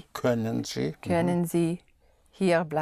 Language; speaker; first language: German; non-native, learner; English